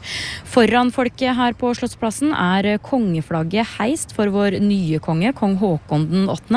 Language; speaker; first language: Norwegian; native; Norwegian